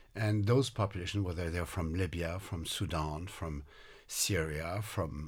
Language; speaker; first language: English; non-native, fluent; French